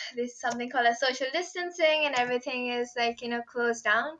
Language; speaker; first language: English; non-native, local second language; Hindi